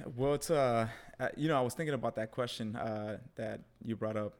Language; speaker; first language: English; early bilingual, other home language; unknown